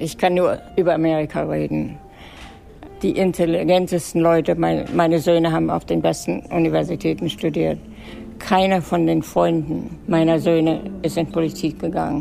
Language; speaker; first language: German; native; German